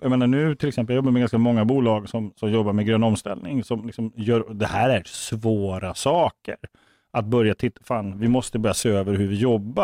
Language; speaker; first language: Swedish; native; Swedish